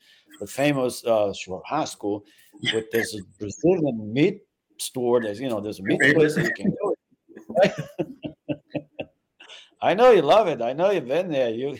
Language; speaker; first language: English; non-native, fluent; Portuguese